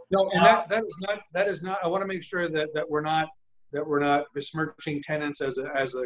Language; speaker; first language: English; native; English